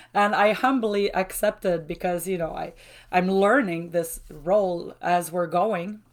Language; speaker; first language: English; non-native, fluent; French